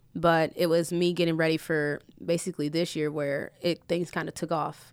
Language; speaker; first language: English; native; English